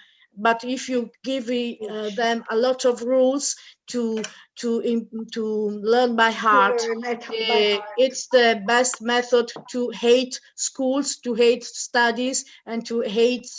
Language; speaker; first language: English; non-native, learner; Italian